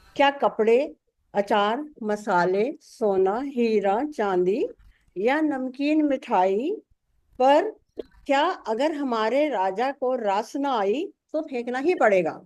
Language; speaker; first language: Hindi; native; Hindi